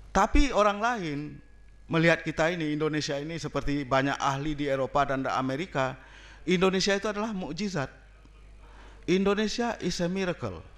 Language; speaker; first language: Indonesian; non-native, local second language; Minangkabau